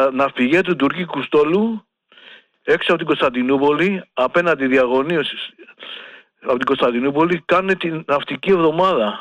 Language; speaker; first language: Greek; native; Greek